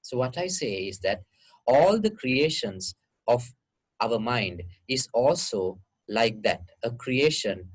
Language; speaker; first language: English; non-native, local second language; Sinhala